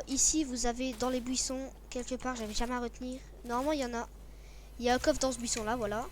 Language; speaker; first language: French; native; French